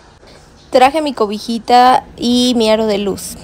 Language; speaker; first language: Spanish; native; Spanish